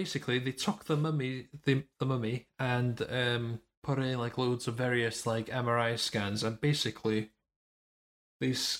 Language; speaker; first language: English; native; English